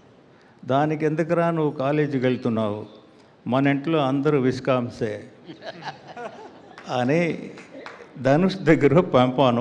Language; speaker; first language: Telugu; non-native, learner; Tamil